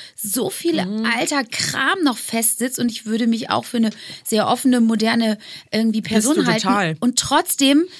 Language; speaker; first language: German; native; German